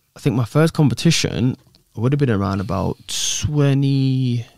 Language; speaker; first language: English; native; English